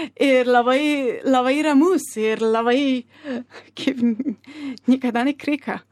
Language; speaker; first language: Lithuanian; non-native, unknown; Spanish